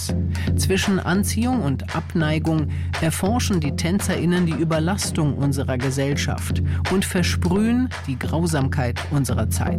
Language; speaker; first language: German; native; German